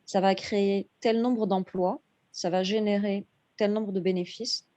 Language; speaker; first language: French; non-native, local second language; Arabic